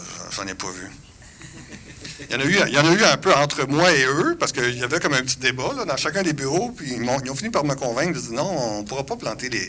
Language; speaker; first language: French; native; French